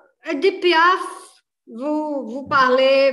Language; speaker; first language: French; non-native, learner; Portuguese